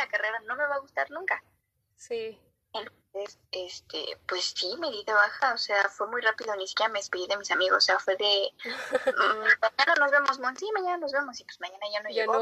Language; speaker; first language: Spanish; native; Spanish